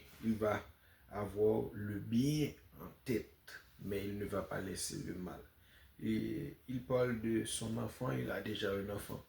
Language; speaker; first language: French; non-native, local second language; Haitian Creole